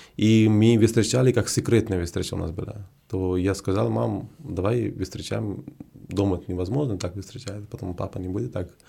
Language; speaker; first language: Russian; non-native, fluent; Hindi